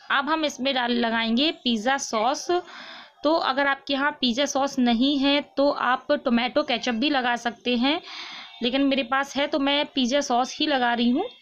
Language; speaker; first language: Hindi; native; Hindi